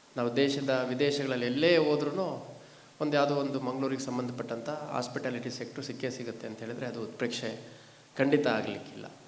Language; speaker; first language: Kannada; native; Kannada